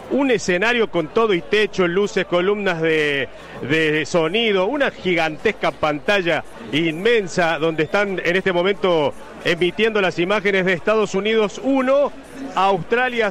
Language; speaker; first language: Spanish; native; Spanish